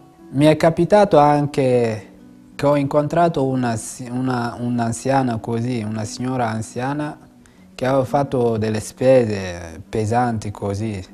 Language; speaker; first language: Italian; non-native, fluent; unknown